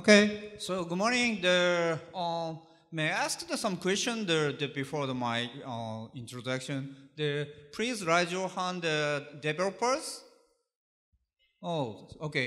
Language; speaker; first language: English; non-native, learner; Japanese